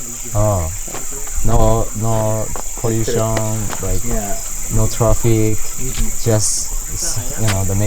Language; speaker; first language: English; non-native, fluent; Japanese